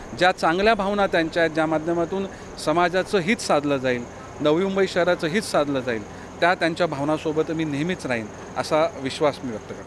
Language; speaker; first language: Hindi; non-native, local second language; Marathi